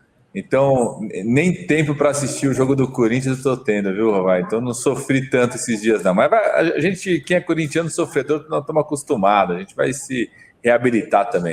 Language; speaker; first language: Portuguese; native; Portuguese